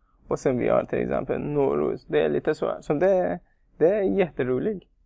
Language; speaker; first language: Swedish; non-native, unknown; Persian